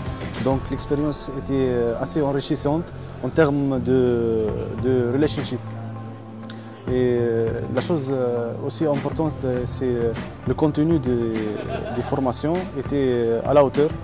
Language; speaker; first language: French; non-native, local second language; Arabic